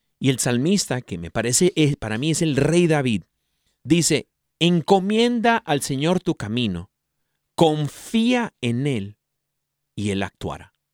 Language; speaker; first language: Spanish; early bilingual, heritage; Spanish